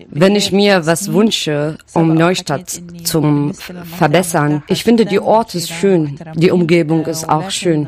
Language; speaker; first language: German; non-native, learner; Arabic